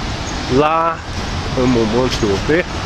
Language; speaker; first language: French; non-native, learner; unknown